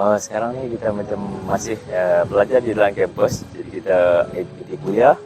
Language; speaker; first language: Malay; native; Malay